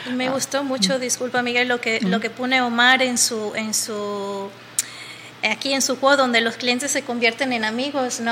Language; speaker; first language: Spanish; native; Spanish